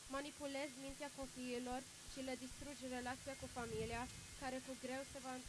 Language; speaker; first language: Romanian; early bilingual, heritage; Romanian